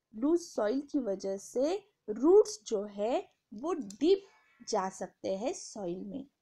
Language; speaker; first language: Hindi; non-native, local second language; Marathi